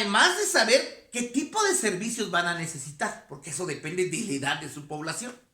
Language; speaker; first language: Spanish; native; Spanish